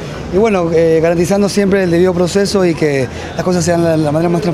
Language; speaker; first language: Spanish; native; Spanish